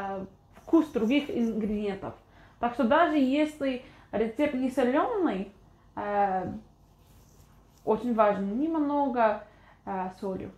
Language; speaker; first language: Russian; non-native, fluent; English